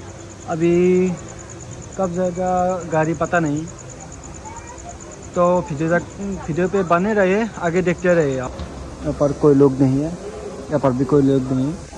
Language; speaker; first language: Hindi; non-native, local second language; Assamese